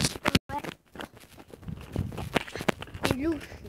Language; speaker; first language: French; native; French